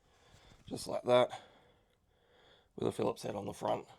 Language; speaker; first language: English; native; English